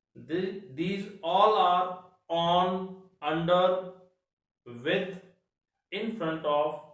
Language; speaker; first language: English; non-native, local second language; Punjabi